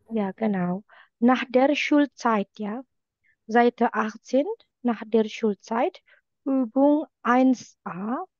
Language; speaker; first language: German; non-native, fluent; Indonesian